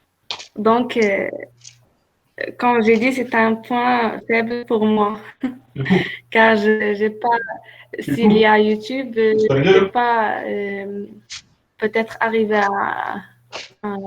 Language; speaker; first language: French; non-native, learner; Arabic